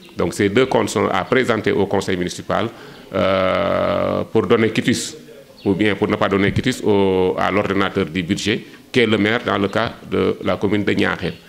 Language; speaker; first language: French; non-native, local second language; Wolof